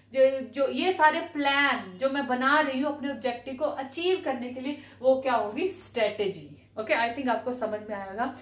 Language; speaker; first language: Hindi; native; Hindi